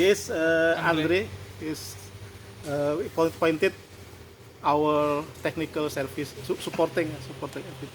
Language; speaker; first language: English; non-native, learner; Indonesian